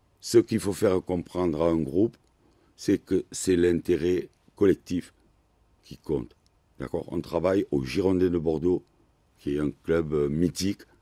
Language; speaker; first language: French; native; French